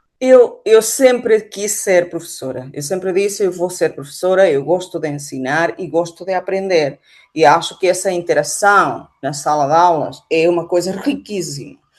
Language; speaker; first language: Portuguese; non-native, fluent; Spanish